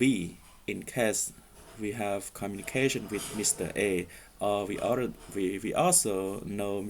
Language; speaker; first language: English; non-native, fluent; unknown